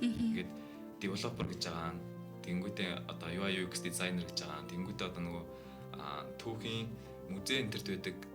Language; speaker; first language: Mongolian; native; Mongolian